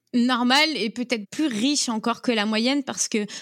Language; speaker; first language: French; native; French